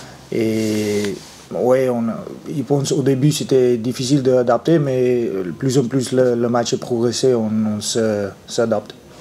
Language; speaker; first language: French; non-native, fluent; Afrikaans